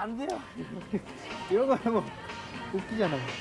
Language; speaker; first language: Korean; early bilingual, heritage; Japanese